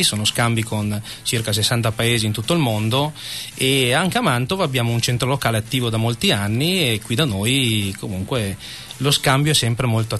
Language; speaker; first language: Italian; native; Italian